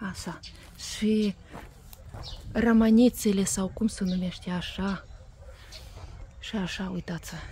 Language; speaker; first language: Romanian; non-native, learner; Russian